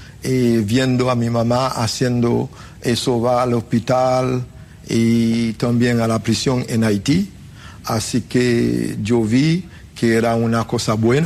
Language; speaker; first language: Spanish; non-native, fluent; Haitian Creole